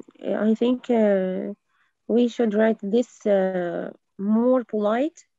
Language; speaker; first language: English; non-native, learner; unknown